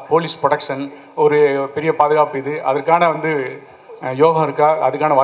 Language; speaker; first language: Tamil; native; Tamil